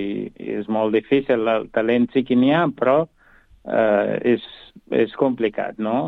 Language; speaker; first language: Catalan; non-native, fluent; Kabuverdianu